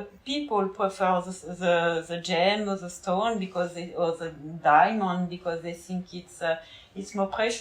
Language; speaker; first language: English; non-native, learner; French